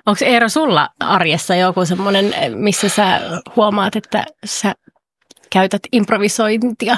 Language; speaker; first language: Finnish; native; Finnish